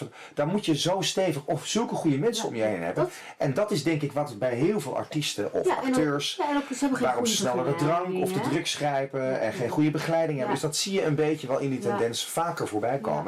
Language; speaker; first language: Dutch; native; Dutch